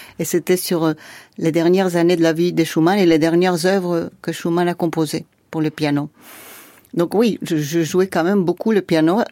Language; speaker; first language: French; non-native, fluent; Spanish